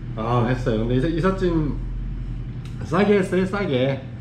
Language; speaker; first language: Korean; native; Korean